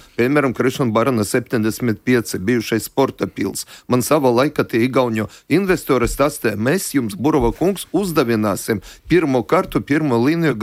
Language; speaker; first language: Latvian; non-native, local second language; Russian